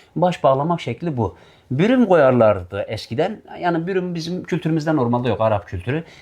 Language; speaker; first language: Turkish; native; Turkish